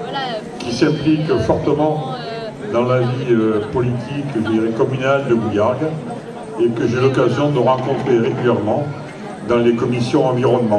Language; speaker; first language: French; native; French